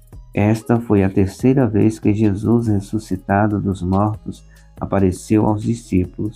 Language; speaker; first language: Portuguese; native; Portuguese